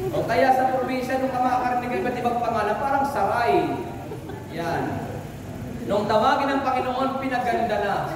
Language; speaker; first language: Filipino; native; Filipino